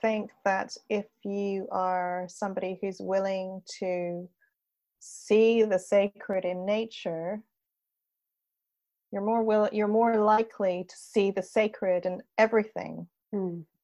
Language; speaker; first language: English; native; English